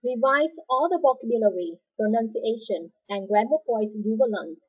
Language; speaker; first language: English; non-native, fluent; Vietnamese